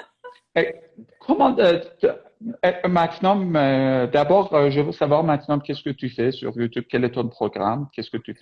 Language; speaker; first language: French; non-native, fluent; Persian